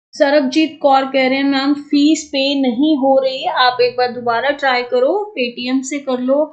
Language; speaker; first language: Hindi; native; Hindi